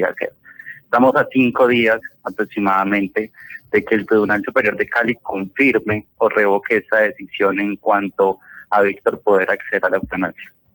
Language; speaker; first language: Spanish; native; Spanish